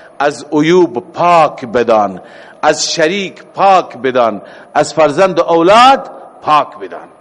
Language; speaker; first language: Persian; native; Persian